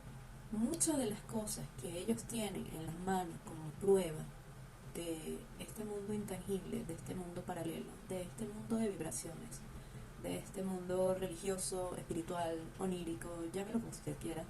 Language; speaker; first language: Spanish; native; Spanish